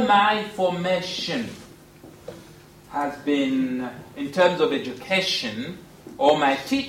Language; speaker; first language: English; non-native, local second language; Bemba